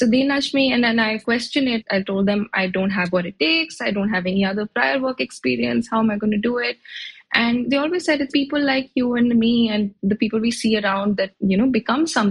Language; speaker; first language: English; non-native, local second language; Hindi